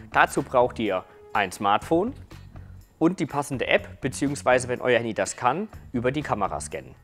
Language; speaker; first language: German; native; German